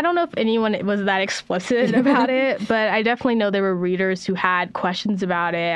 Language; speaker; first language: English; native; English